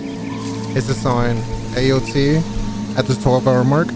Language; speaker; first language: English; native; English